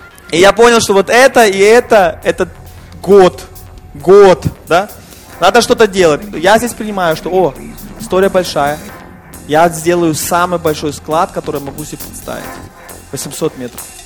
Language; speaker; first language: Russian; non-native, fluent; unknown